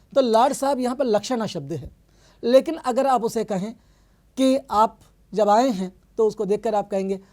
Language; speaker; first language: Hindi; non-native, local second language; Telugu